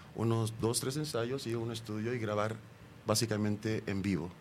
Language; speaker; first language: Spanish; native; Spanish